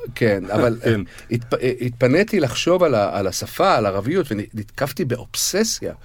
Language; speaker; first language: Hebrew; native; Hebrew